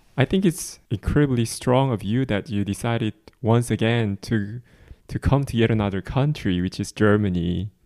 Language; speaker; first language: English; non-native, fluent; Korean